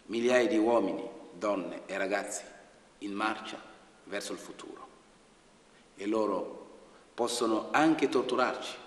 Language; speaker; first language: Italian; non-native, fluent; Wolof